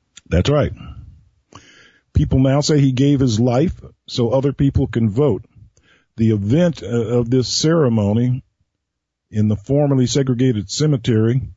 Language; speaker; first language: English; native; English